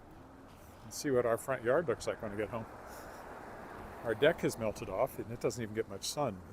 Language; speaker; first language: English; native; English